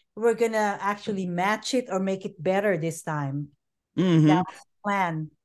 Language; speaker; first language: English; non-native, local second language; Filipino